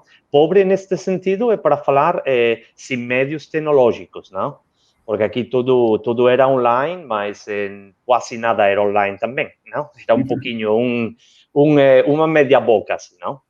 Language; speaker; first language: Portuguese; non-native, learner; Spanish